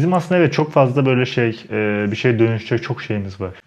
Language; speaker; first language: Turkish; native; Turkish